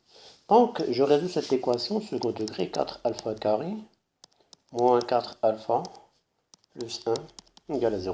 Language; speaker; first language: French; non-native, local second language; Arabic